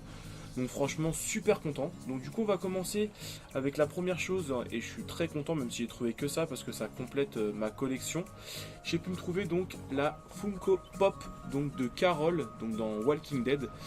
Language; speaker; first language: French; native; French